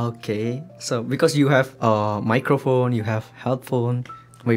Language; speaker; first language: English; non-native, learner; Indonesian